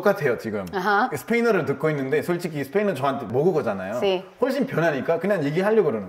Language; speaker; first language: Korean; non-native, fluent; Spanish